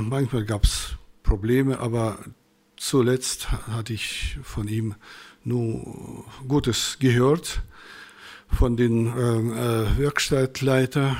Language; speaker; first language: German; non-native, fluent; Russian